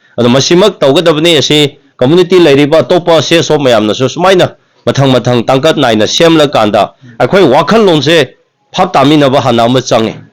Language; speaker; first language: Manipuri; non-native, local second language; Tangkhul Naga (India)